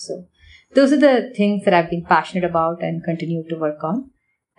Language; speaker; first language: English; non-native, local second language; Tamil